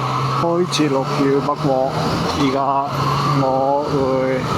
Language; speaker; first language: Chinese; non-native, learner; Japanese